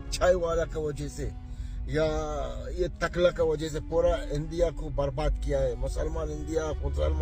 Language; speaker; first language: Hindi; non-native, learner; Arabic